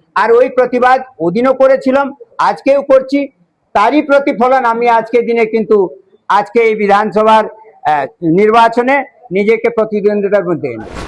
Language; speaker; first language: Bangla; non-native, local second language; Hindi